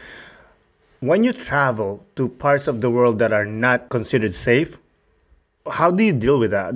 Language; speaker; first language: English; non-native, local second language; Filipino